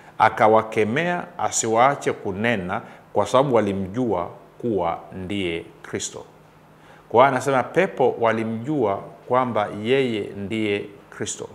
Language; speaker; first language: Swahili; native; Swahili